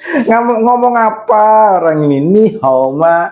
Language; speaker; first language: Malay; non-native, local second language; Javanese